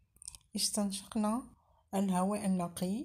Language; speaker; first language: Arabic; native; Arabic